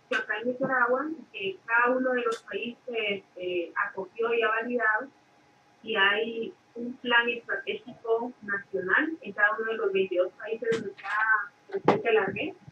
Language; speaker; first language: Spanish; native; Spanish